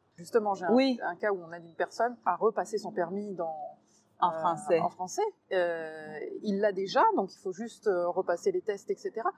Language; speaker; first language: French; native; French